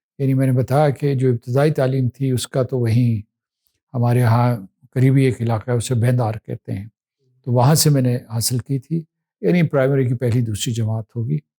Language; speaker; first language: Urdu; non-native, local second language; Pahari-Potwari